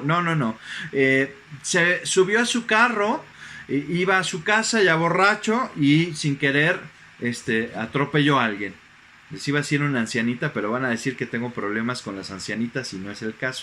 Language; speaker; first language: Spanish; native; Spanish